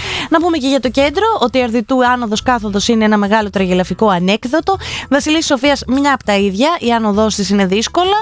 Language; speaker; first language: Greek; native; Greek